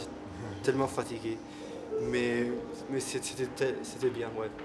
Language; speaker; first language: French; non-native, learner; Portuguese